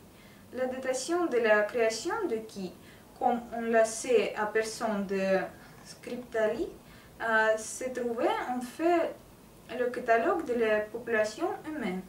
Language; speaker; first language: French; non-native, learner; Russian